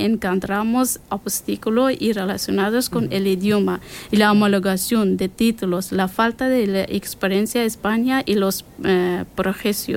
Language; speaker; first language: Spanish; non-native, learner; Persian